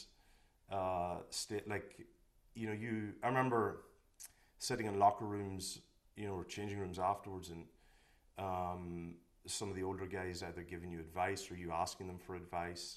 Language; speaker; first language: English; native; English